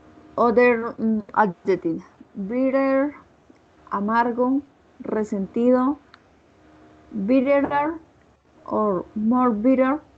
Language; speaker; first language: English; non-native, learner; Spanish